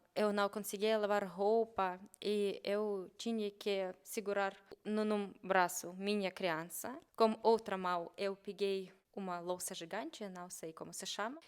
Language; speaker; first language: Portuguese; non-native, learner; Russian